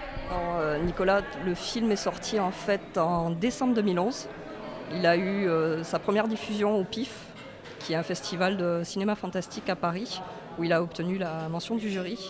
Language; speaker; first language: French; native; French